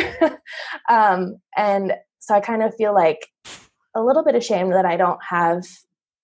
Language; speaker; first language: English; native; English